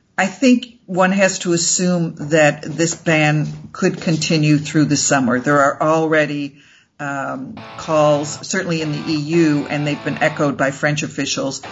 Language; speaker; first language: English; native; English